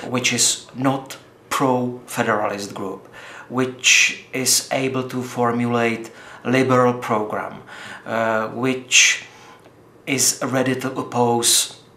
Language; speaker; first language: English; non-native, fluent; Czech